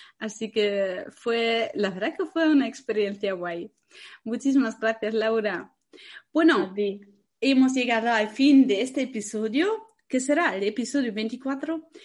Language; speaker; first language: Spanish; non-native, fluent; German